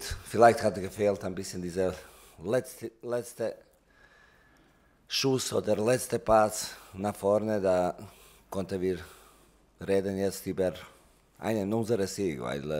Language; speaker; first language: German; non-native, learner; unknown